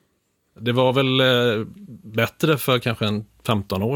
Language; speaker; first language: Swedish; native; Swedish